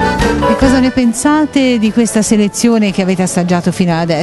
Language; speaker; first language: Italian; native; Italian